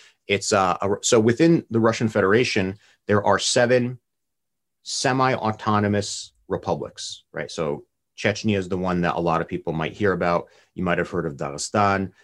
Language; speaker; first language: English; native; English